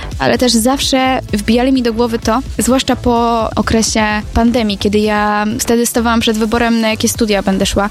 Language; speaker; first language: Polish; native; Polish